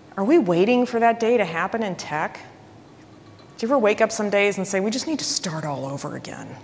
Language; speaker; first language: English; native; English